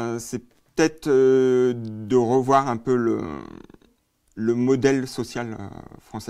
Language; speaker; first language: French; native; French